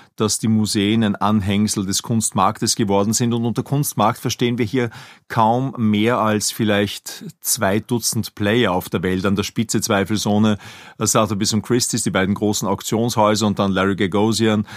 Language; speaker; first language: German; native; German